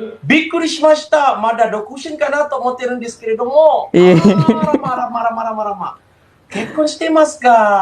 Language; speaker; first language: Japanese; non-native, fluent; Malay